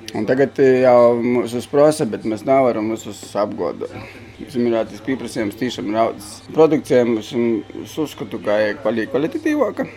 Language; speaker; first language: Latvian; native; Latvian